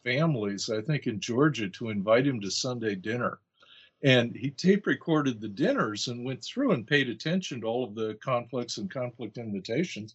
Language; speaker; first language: English; native; English